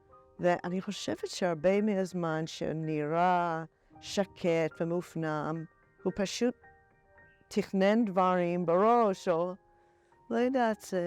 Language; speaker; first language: Hebrew; non-native, fluent; English